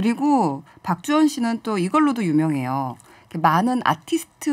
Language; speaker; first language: Korean; native; Korean